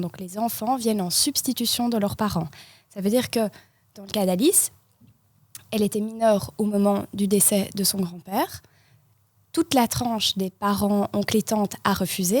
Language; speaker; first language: French; native; French